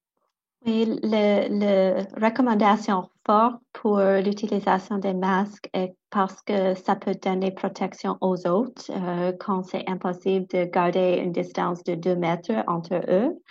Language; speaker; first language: French; non-native, local second language; English